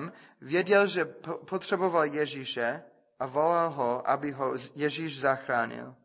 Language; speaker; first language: Czech; non-native, fluent; English